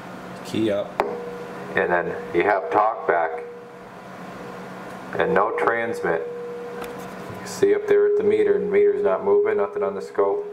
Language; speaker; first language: English; native; English